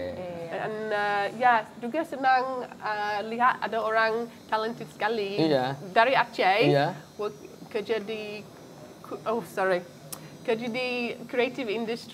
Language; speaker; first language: Indonesian; non-native, fluent; English